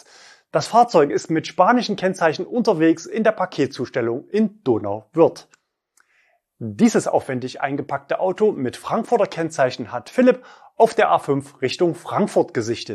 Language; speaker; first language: German; native; German